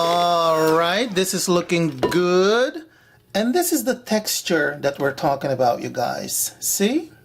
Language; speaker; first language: English; non-native, fluent; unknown